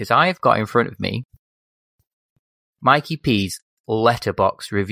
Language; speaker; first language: English; native; English